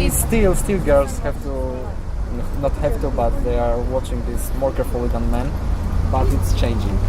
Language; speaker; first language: English; non-native, learner; Polish